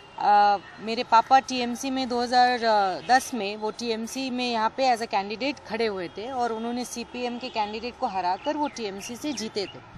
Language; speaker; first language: Hindi; non-native, local second language; Urdu